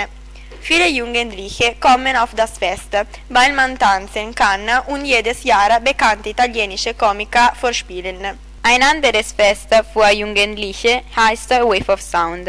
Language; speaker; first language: German; non-native, learner; Italian